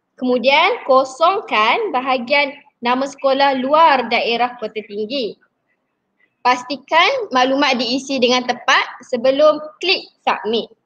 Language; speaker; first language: Malay; native; Malay